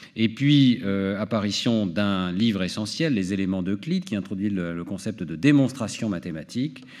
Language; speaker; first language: French; native; French